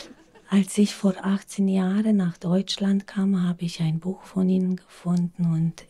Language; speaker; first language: German; non-native, fluent; Romanian